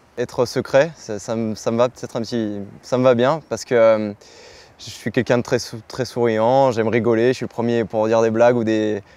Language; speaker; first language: French; native; French